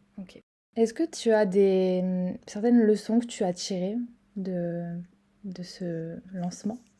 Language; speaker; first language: French; native; French